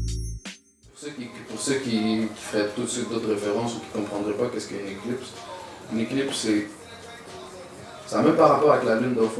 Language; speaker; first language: French; native; French